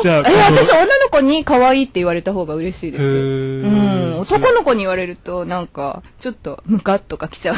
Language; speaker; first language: Japanese; native; Japanese